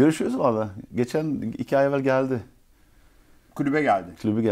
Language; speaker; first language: Turkish; early bilingual, heritage; Turkish